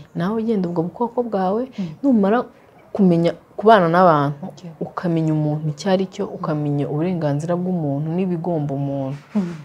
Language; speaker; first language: Kinyarwanda; native; Kinyarwanda